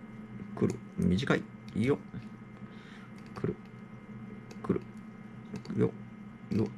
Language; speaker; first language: Japanese; native; Japanese